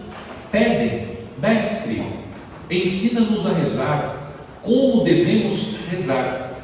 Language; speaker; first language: Portuguese; native; Portuguese